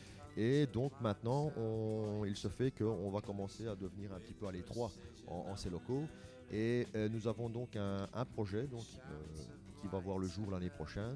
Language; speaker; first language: French; native; French